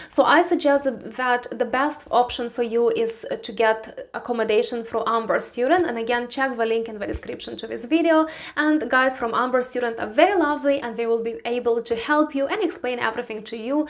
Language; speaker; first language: English; non-native, fluent; Romanian